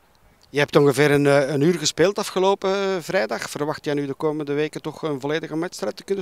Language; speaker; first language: Dutch; native; Dutch